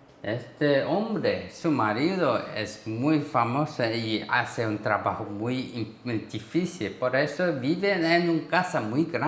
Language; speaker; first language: Spanish; non-native, learner; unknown